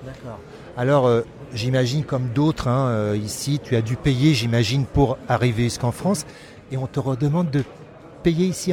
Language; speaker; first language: French; native; French